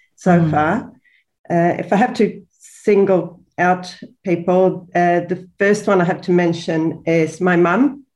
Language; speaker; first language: English; non-native, fluent; Swedish